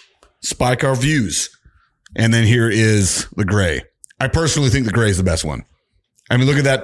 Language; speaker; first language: English; native; English